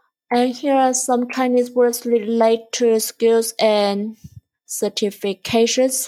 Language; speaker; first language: English; non-native, fluent; Chinese